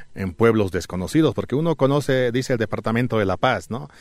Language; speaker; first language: Spanish; native; Spanish